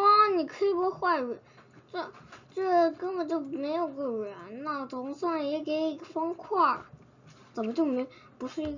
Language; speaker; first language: Chinese; early bilingual, heritage; Chinese